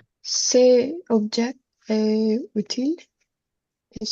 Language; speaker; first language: French; non-native, learner; Spanish